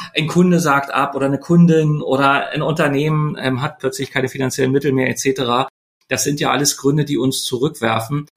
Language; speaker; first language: German; native; German